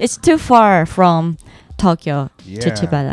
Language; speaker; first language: English; non-native, learner; Japanese